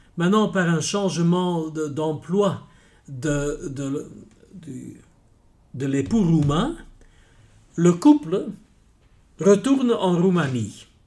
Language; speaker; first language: French; non-native, local second language; Dutch